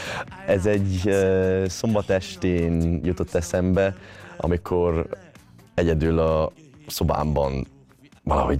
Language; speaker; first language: Hungarian; early bilingual, other home language; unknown